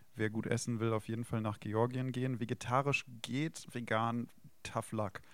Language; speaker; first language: German; native; German